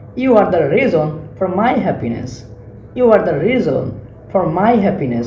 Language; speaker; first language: English; non-native, local second language; Bangla